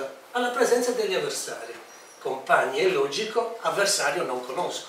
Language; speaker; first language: Italian; native; Italian